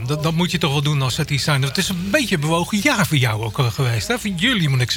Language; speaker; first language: Dutch; native; Dutch